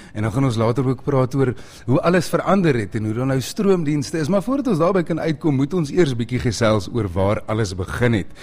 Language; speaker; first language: Afrikaans; native; Afrikaans